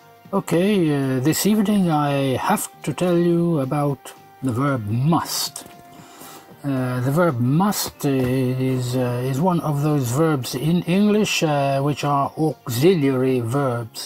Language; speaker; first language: English; native; English